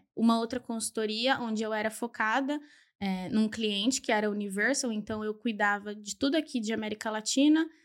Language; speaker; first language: Portuguese; early bilingual, other home language; Spanish